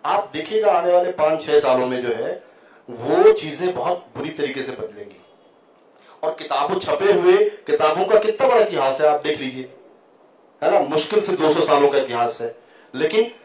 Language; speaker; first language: Hindi; native; Hindi